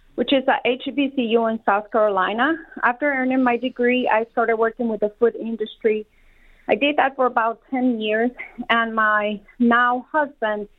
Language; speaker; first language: English; non-native, fluent; Spanish